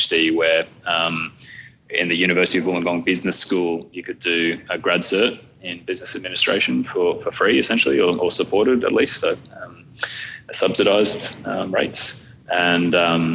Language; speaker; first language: English; native; English